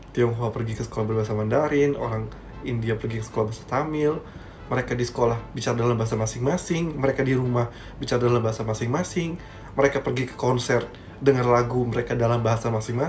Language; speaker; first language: Indonesian; native; Indonesian